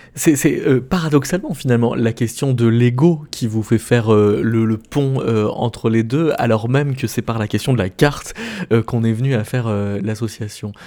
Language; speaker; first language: French; native; French